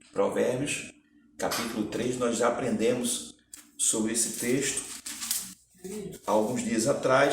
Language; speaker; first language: Portuguese; native; Portuguese